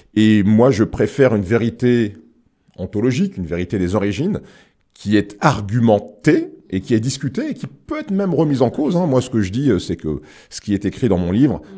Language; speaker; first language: French; native; French